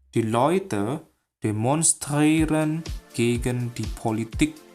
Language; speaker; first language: German; non-native, fluent; Indonesian